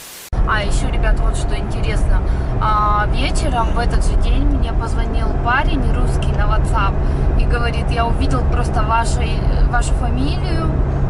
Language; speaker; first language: Russian; native; Russian